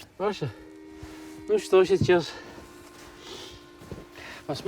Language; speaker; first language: Russian; non-native, fluent; Dutch